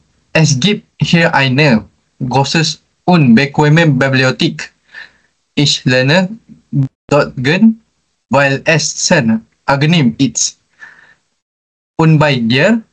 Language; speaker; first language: German; non-native, learner; Malay